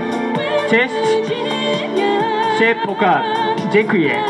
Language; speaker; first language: Polish; non-native, learner; Japanese